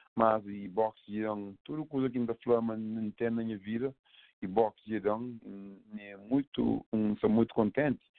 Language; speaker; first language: Portuguese; non-native, local second language; Kabuverdianu